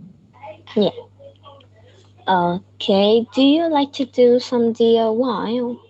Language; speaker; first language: English; non-native, learner; Vietnamese